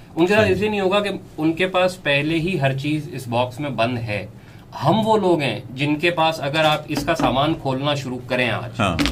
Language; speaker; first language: Urdu; native; Urdu